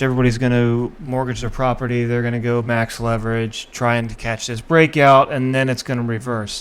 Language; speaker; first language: English; native; English